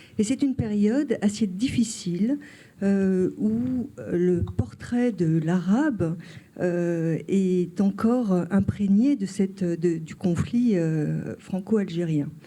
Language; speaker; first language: French; early bilingual, other home language; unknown